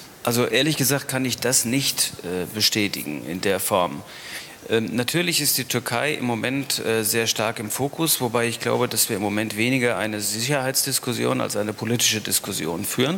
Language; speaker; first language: German; native; German